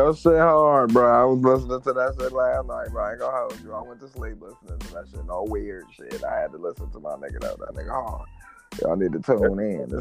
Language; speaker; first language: English; native; English